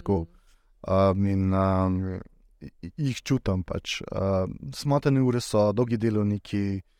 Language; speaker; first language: Slovenian; native; Slovenian